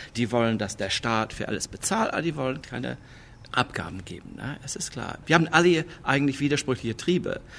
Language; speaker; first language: German; non-native, fluent; English